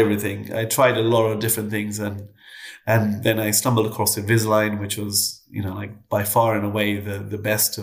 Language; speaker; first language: English; native; English